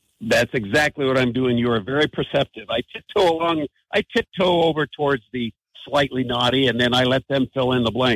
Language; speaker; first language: English; native; English